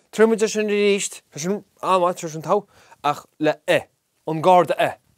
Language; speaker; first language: Irish; native; Irish